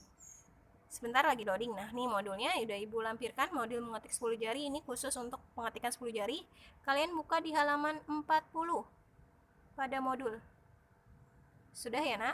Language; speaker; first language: Indonesian; native; Indonesian